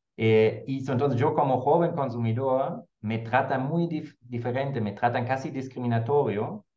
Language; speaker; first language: Spanish; non-native, fluent; German